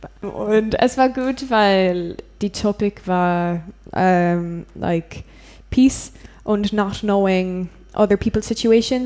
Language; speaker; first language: German; non-native, learner; English